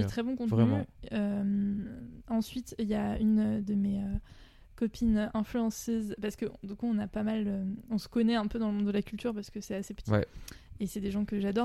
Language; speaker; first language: French; native; French